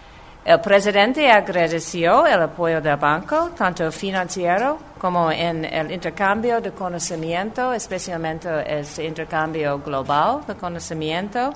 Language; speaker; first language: Spanish; non-native, fluent; English